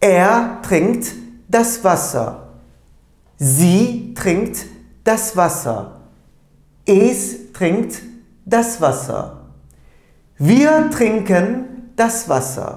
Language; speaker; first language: German; non-native, fluent; Turkish